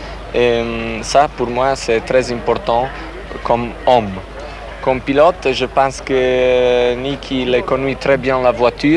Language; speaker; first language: French; non-native, fluent; Italian